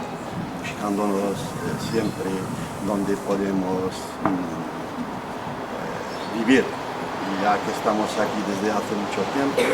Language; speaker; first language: Spanish; non-native, fluent; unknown